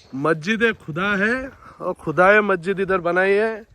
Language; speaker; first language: Hindi; non-native, local second language; Marathi